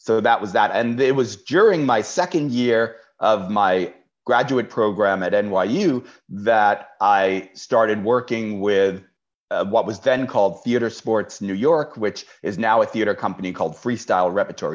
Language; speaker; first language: English; native; English